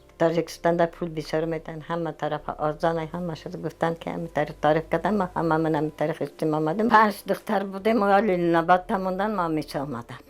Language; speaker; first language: Tajik; non-native, fluent; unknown